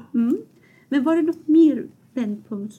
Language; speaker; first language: Swedish; non-native, fluent; Persian